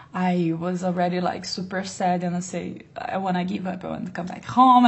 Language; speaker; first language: English; non-native, learner; Portuguese